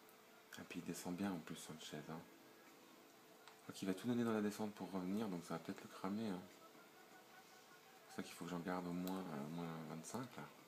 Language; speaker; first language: French; native; French